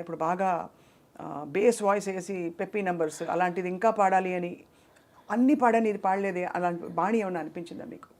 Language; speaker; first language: Telugu; native; Telugu